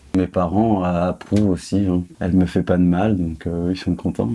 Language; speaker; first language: French; native; French